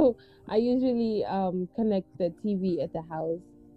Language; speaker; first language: English; non-native, local second language; Wolof